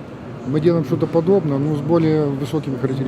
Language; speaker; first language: Russian; native; Russian